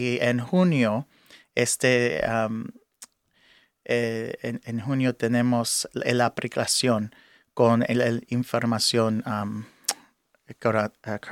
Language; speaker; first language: Spanish; early bilingual, heritage; English